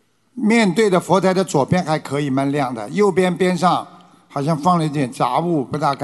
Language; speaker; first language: Chinese; native; Chinese